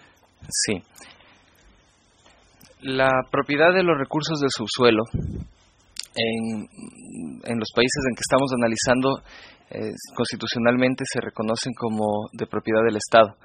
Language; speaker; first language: Spanish; native; Spanish